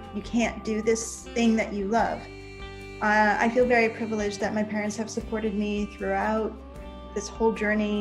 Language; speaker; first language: English; native; English